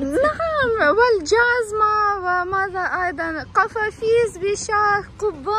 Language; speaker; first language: Arabic; non-native, fluent; Ukrainian